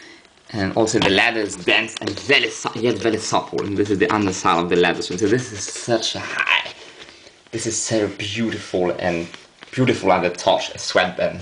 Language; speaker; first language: English; non-native, fluent; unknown